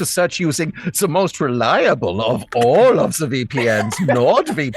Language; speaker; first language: English; native; English